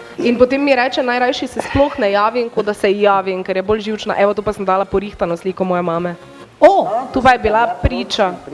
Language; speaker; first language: Slovenian; native; Slovenian